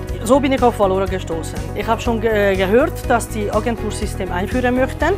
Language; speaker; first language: German; non-native, fluent; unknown